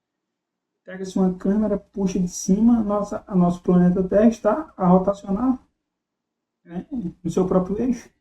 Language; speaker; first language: Portuguese; native; Portuguese